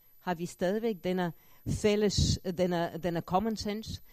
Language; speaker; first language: Danish; non-native, fluent; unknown